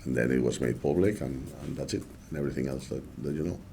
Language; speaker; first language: English; non-native, fluent; Spanish